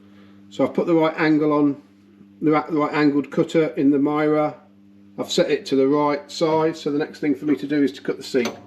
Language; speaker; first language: English; native; English